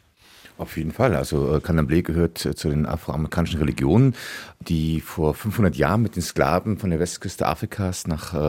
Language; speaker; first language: German; native; German